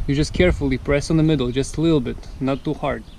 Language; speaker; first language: English; non-native, fluent; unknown